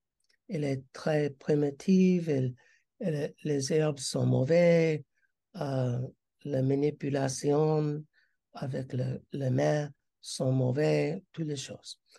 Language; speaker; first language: French; non-native, learner; English